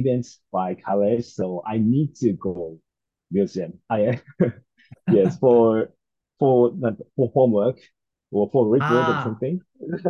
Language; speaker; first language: English; non-native, learner; Japanese